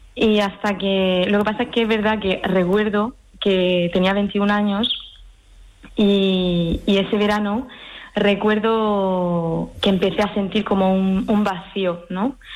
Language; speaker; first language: Spanish; early bilingual, heritage; French